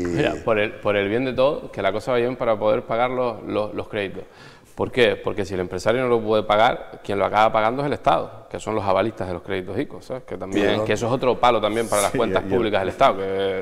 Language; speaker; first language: Spanish; native; Spanish